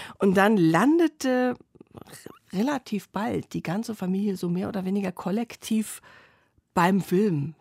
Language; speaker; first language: German; native; German